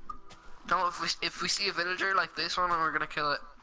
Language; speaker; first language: English; native; English